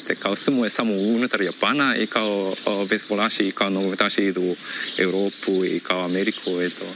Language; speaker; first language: Croatian; non-native, fluent; Japanese